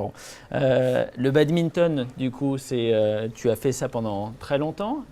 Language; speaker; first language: French; native; French